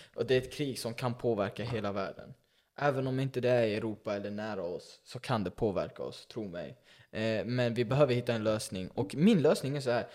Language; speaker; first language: Swedish; early bilingual, other home language; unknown